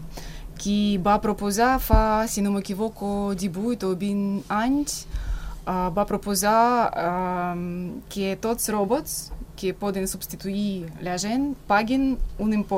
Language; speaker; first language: Catalan; non-native, fluent; Russian